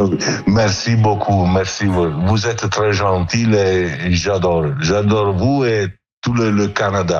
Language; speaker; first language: French; non-native, fluent; Italian